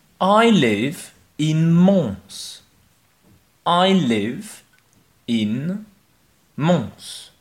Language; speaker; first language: English; non-native, fluent; French